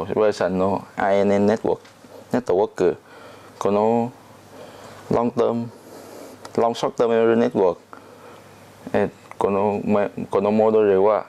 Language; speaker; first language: Japanese; non-native, learner; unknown